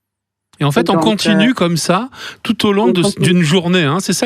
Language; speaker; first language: French; native; French